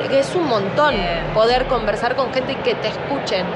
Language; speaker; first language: Spanish; native; Spanish